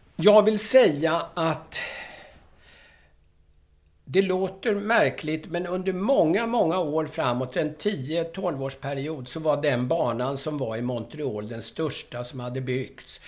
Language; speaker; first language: Swedish; native; Swedish